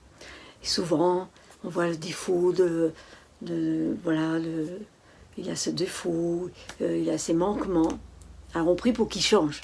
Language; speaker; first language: French; native; French